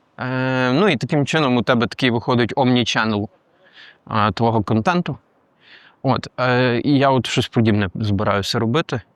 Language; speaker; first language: Ukrainian; native; Ukrainian